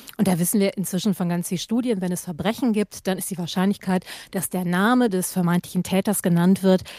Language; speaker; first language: German; native; German